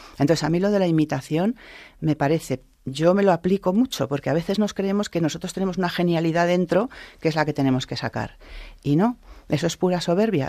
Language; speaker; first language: Spanish; native; Spanish